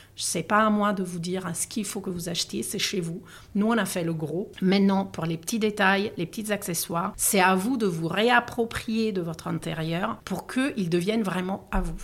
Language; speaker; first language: French; non-native, fluent; Italian